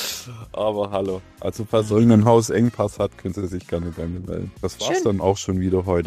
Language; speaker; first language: German; native; German